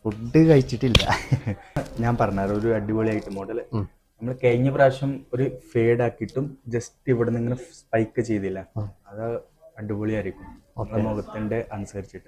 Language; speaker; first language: Malayalam; non-native, local second language; Punjabi